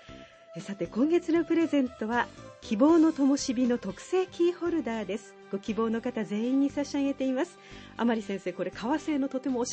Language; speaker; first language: Japanese; native; Japanese